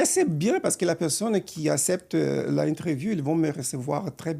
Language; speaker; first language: French; non-native, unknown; Portuguese